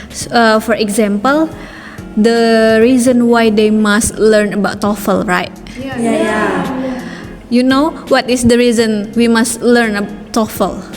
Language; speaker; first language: English; non-native, learner; Indonesian